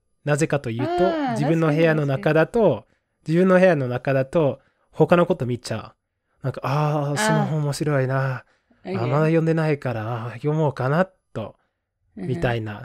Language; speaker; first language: Japanese; non-native, fluent; English